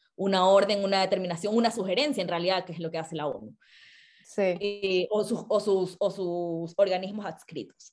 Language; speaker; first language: Spanish; native; Spanish